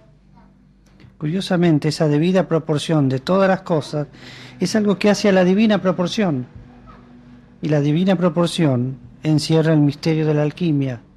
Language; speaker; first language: Spanish; native; Spanish